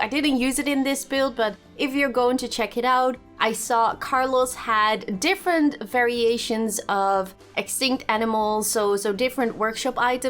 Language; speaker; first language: English; non-native, fluent; Dutch